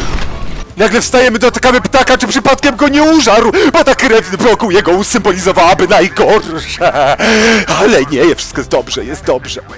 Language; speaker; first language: Polish; native; Polish